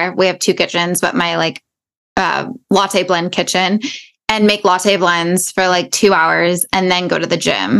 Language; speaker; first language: English; native; English